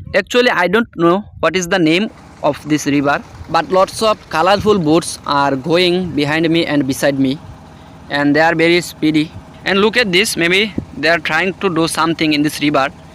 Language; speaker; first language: English; non-native, local second language; Bangla